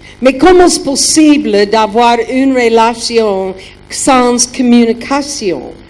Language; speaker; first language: French; non-native, learner; German